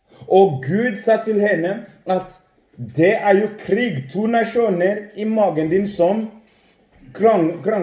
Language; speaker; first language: Norwegian; non-native, fluent; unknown